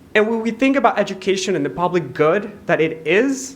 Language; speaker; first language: English; non-native, fluent; Spanish